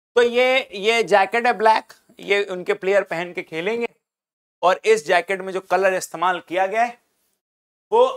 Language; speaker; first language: Hindi; native; Hindi